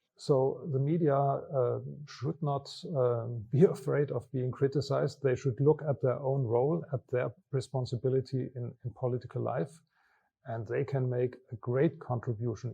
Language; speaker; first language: English; non-native, fluent; German